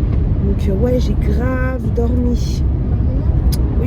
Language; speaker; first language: French; native; French